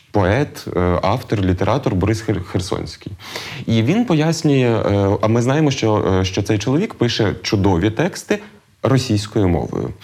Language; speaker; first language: Ukrainian; native; Ukrainian